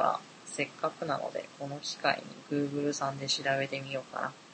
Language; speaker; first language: Japanese; native; Japanese